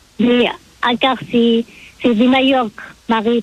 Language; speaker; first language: French; non-native, learner; Arabic